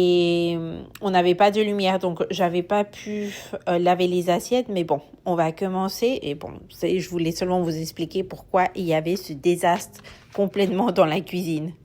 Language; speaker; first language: French; non-native, fluent; Spanish